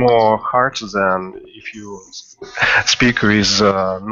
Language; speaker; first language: English; non-native, learner; Russian